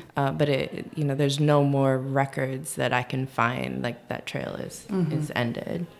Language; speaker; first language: English; early bilingual, other home language; Korean